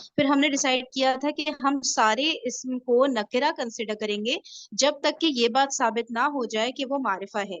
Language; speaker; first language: Urdu; native; Urdu